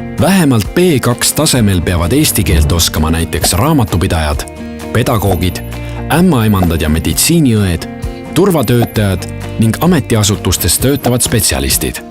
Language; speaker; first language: Estonian; native; Estonian